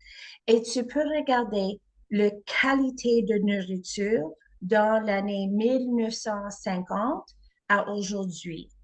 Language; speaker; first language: French; non-native, fluent; English